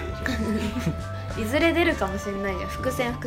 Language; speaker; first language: Japanese; native; Japanese